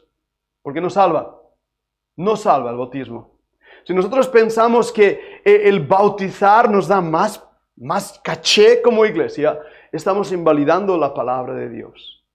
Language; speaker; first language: Spanish; native; Spanish